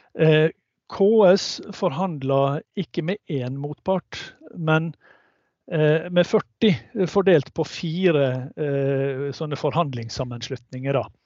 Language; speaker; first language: Norwegian; native; Norwegian